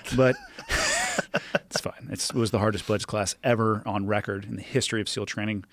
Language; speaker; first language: English; native; English